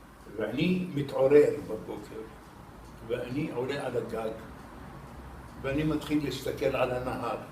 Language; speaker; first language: Hebrew; non-native, fluent; Arabic